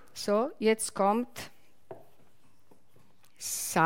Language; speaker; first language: German; non-native, learner; Italian